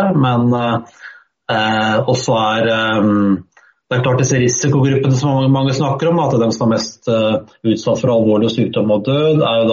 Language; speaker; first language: Norwegian; native; Norwegian